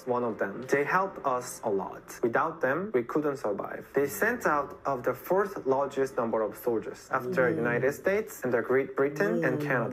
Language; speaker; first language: English; non-native, fluent; Korean